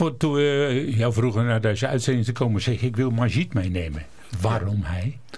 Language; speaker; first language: Dutch; native; Dutch